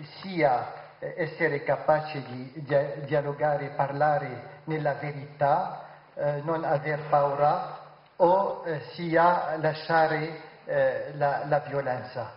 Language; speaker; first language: Italian; non-native, fluent; Arabic